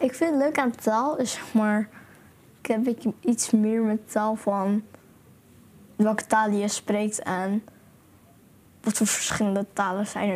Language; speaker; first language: Dutch; early bilingual, other home language; Chinese